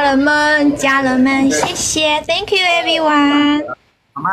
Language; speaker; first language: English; non-native, learner; Chinese